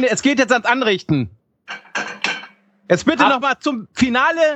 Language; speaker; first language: German; native; German